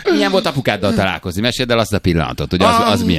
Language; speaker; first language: Hungarian; native; Hungarian